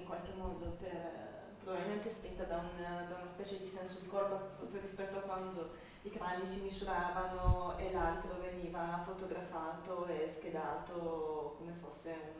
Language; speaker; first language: Italian; native; Italian